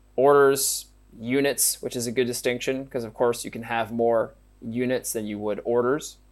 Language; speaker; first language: English; native; English